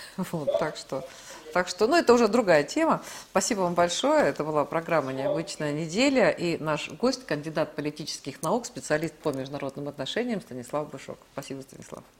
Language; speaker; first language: Russian; native; Russian